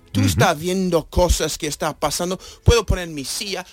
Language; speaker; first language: Spanish; non-native, fluent; English